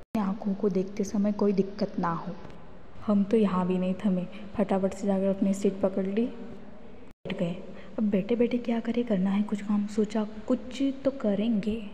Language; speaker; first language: Hindi; non-native, local second language; Marathi